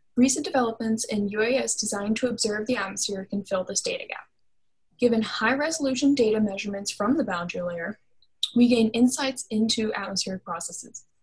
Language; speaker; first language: English; native; English